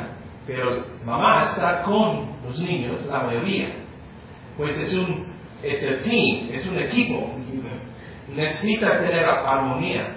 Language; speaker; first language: Spanish; non-native, fluent; English